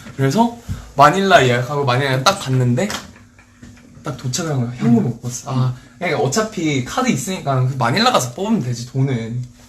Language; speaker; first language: Korean; early bilingual, heritage; Korean